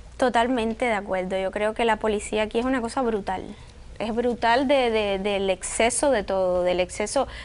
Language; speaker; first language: Spanish; native; Spanish